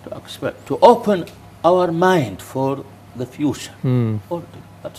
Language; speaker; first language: English; non-native, fluent; Arabic